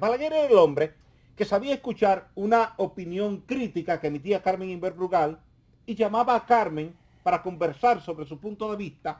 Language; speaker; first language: Spanish; native; Spanish